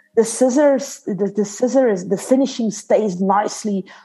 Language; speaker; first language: English; non-native, fluent; Dutch